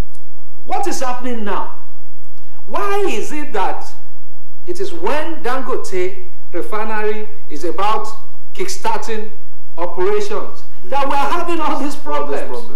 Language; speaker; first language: English; non-native, local second language; Yoruba